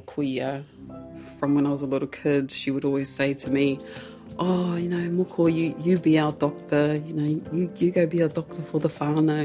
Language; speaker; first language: English; non-native, local second language; Māori